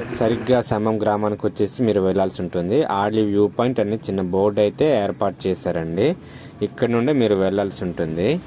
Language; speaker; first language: Telugu; non-native, local second language; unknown